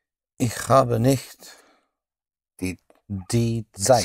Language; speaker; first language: German; non-native, learner; English